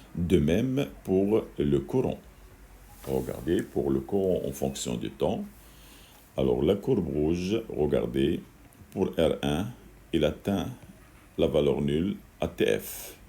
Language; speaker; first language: French; non-native, local second language; Arabic